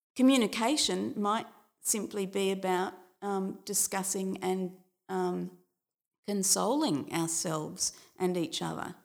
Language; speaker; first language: English; native; English